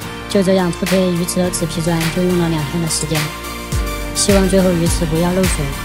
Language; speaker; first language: Chinese; native; Chinese